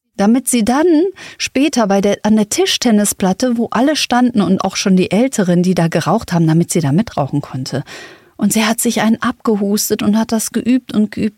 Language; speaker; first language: German; native; German